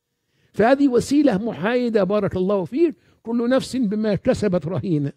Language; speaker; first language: Arabic; native; Arabic